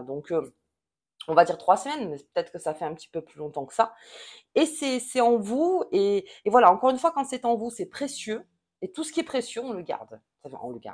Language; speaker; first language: French; native; French